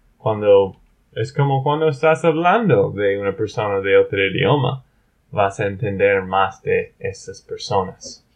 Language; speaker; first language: Spanish; non-native, learner; English